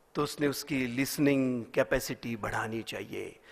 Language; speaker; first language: Hindi; non-native, local second language; Marathi